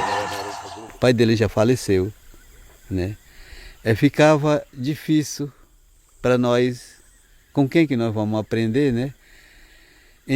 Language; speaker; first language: Portuguese; non-native, local second language; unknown